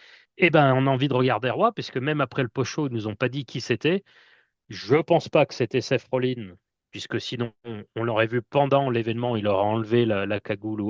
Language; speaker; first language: French; native; French